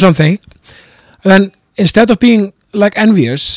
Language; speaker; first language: English; non-native, fluent; Icelandic